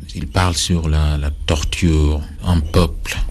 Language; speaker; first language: French; non-native, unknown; Acoli